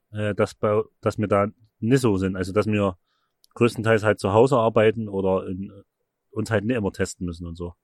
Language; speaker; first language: German; native; German